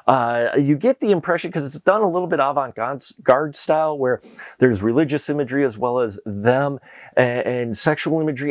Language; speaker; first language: English; native; English